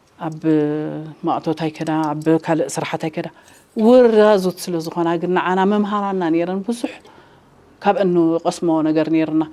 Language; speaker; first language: Tigrinya; native; Tigrinya